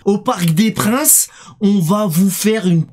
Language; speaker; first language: French; native; French